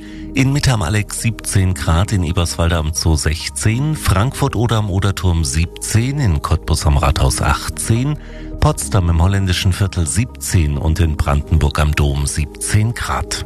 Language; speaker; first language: German; native; German